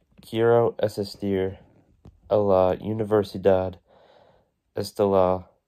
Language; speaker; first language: Spanish; non-native, learner; English